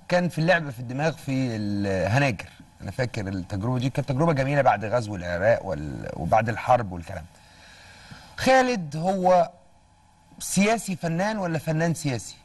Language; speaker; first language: Egyptian Arabic; native; Egyptian Arabic